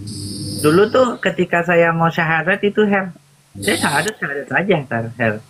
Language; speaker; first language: Indonesian; native; Indonesian